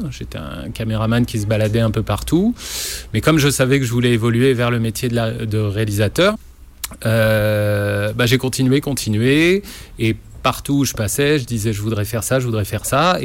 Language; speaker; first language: French; native; French